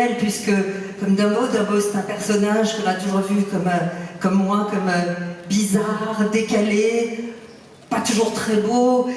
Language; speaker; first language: French; native; French